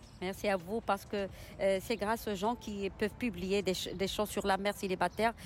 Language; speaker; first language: French; non-native, local second language; Arabic